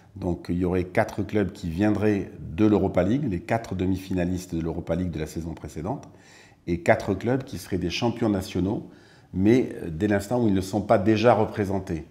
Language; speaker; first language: French; native; French